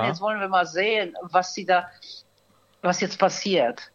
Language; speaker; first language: German; native; German